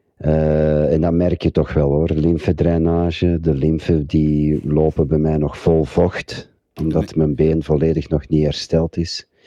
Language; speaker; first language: Dutch; native; Dutch